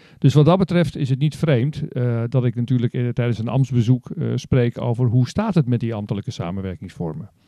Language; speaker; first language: Dutch; native; Dutch